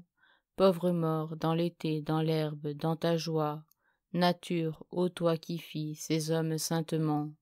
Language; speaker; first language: French; native; French